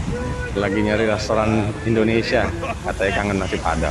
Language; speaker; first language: Indonesian; native; Indonesian